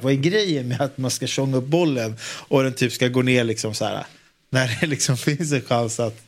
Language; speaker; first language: Swedish; native; Swedish